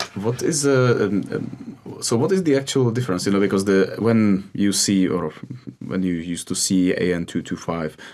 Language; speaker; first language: English; non-native, fluent; Czech